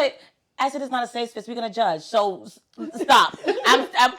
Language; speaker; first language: English; native; English